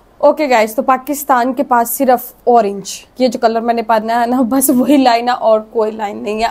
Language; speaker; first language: Urdu; non-native, local second language; Punjabi